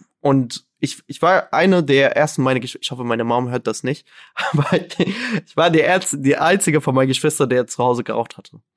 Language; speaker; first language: German; non-native, fluent; Arabic